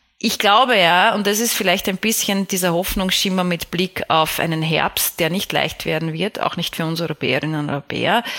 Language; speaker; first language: German; native; German